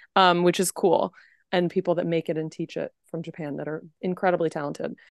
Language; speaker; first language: English; native; English